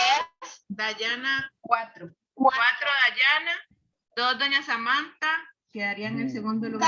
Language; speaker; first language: Spanish; native; Spanish